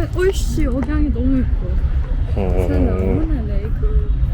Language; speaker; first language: Korean; non-native, fluent; Persian